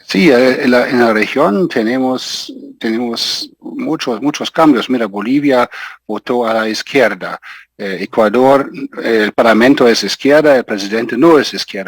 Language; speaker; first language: Spanish; non-native, fluent; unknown